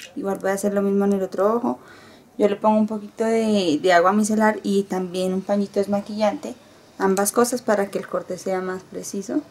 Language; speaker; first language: Spanish; native; Spanish